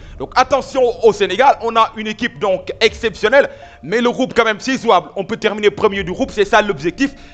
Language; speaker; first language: French; non-native, local second language; Wolof